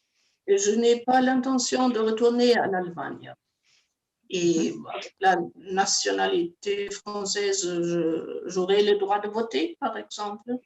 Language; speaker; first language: French; non-native, fluent; German